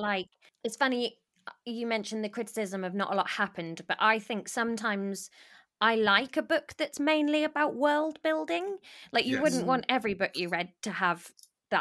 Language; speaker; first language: English; native; English